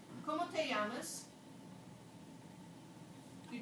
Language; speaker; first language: Spanish; non-native, fluent; English